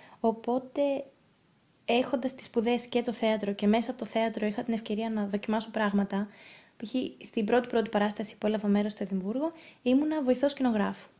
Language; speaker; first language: Greek; early bilingual, heritage; Greek